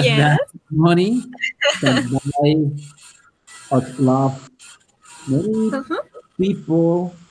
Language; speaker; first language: English; non-native, learner; Spanish